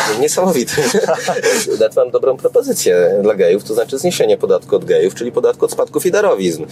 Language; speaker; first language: Polish; native; Polish